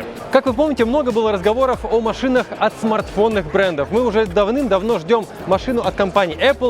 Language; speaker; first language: Russian; native; Russian